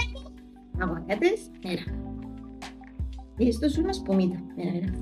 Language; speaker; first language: Spanish; native; Spanish